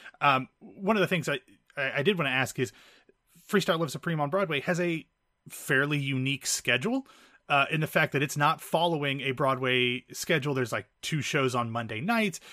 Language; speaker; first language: English; native; English